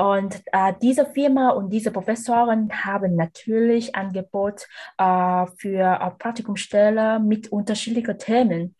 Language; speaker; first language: German; non-native, learner; Vietnamese